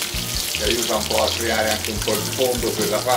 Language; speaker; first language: Italian; native; Italian